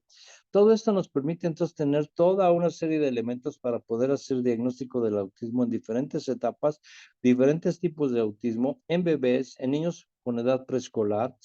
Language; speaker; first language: Spanish; native; Spanish